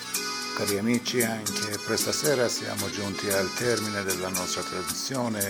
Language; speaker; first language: Italian; non-native, fluent; Persian